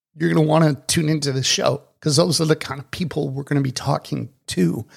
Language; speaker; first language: English; native; English